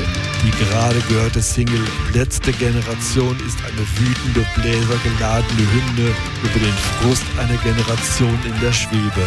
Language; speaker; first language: German; native; German